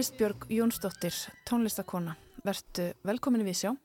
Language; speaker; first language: Icelandic; native; Icelandic